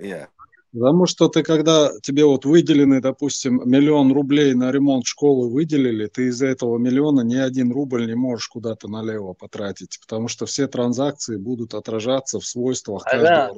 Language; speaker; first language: Russian; non-native, local second language; Chechen